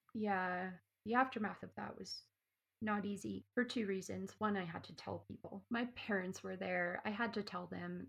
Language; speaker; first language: English; native; English